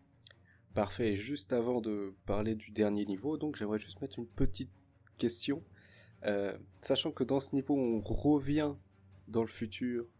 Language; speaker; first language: French; native; French